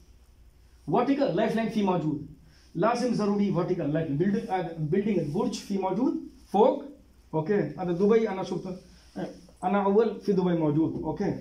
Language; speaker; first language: Arabic; non-native, learner; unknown